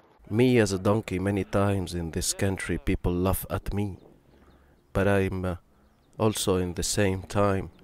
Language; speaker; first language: English; non-native, fluent; Arabic